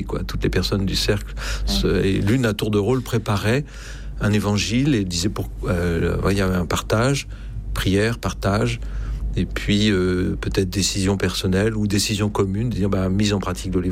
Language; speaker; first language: French; native; French